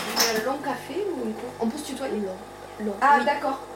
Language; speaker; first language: French; native; French